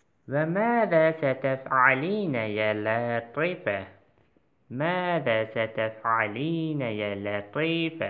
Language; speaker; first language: Arabic; non-native, fluent; Uzbek